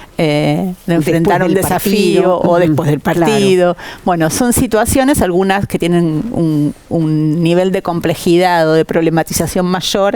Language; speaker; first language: Spanish; native; Spanish